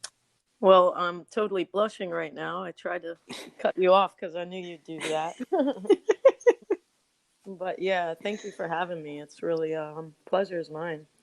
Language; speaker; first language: English; native; English